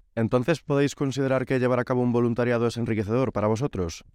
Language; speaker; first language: Spanish; native; Spanish